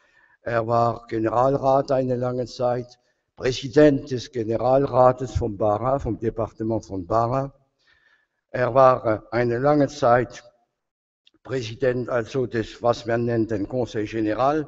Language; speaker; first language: German; non-native, fluent; French